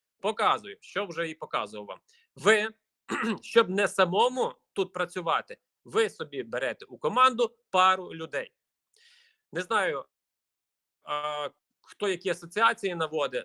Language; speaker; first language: Ukrainian; native; Ukrainian